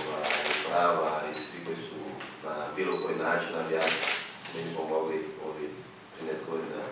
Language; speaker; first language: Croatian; non-native, learner; Portuguese